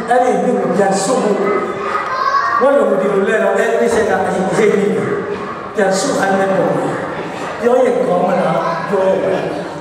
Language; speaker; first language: Burmese; non-native, local second language; Tedim Chin